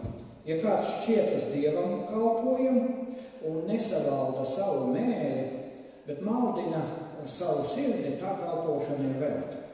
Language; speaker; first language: Latvian; native; Latvian